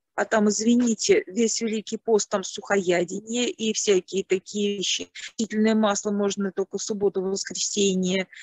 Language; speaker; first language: Russian; native; Russian